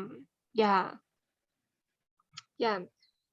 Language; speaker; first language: English; non-native, learner; Chinese